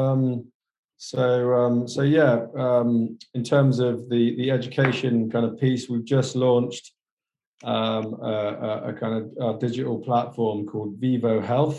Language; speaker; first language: English; native; English